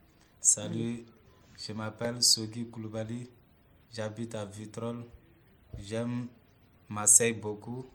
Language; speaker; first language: French; non-native, learner; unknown